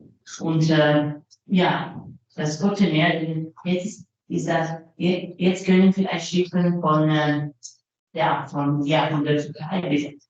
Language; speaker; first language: German; non-native, learner; Italian